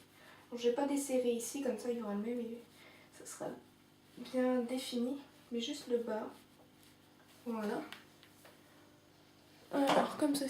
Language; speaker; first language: French; native; French